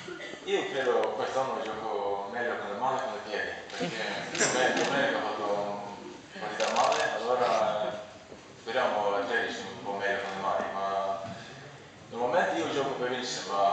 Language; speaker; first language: Italian; non-native, learner; Norwegian